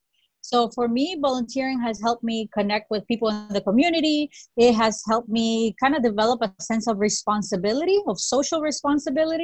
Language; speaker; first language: English; early bilingual, other home language; Spanish